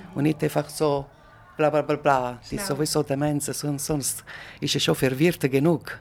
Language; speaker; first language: German; non-native, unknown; Italian